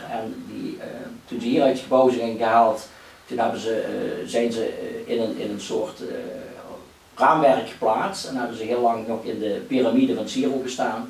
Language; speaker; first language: Dutch; native; Dutch